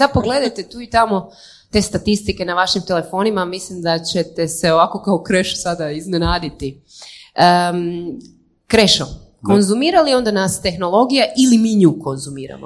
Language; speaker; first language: Croatian; native; Croatian